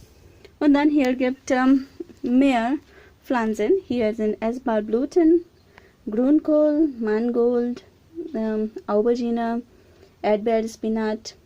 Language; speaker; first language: German; non-native, learner; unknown